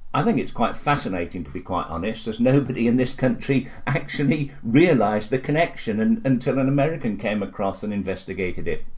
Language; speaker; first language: English; native; English